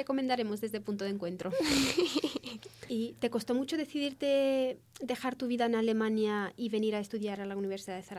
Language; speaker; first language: Spanish; native; Spanish